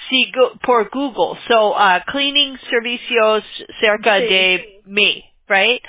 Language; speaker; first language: Spanish; non-native, learner; English